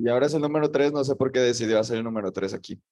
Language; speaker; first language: Spanish; native; Spanish